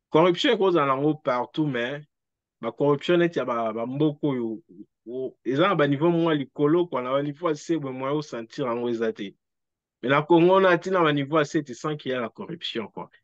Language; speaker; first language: French; non-native, local second language; Lingala